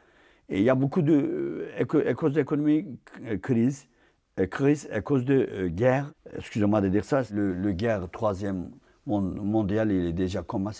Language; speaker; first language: French; non-native, fluent; Turkish